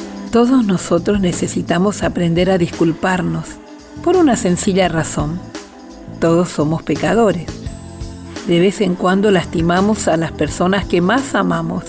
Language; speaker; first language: Spanish; native; Spanish